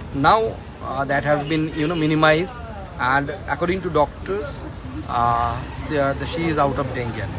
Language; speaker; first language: English; non-native, local second language; Bangla